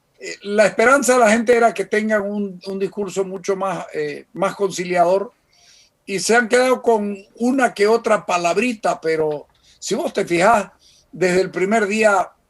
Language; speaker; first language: Spanish; native; Spanish